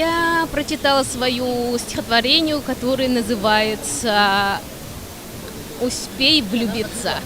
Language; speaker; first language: Russian; non-native, local second language; Kyrgyz